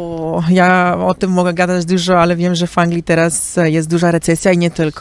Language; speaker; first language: Polish; early bilingual, heritage; Polish